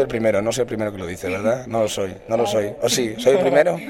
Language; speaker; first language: Spanish; native; Spanish